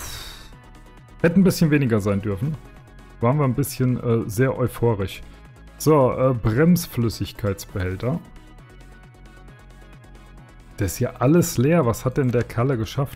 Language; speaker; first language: German; native; German